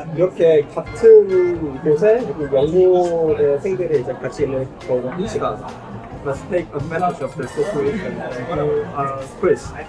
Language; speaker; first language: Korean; native; Korean